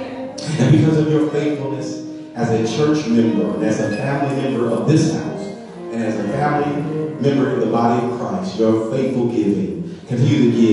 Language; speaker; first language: English; native; English